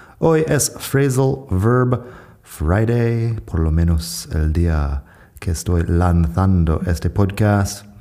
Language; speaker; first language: Spanish; non-native, fluent; English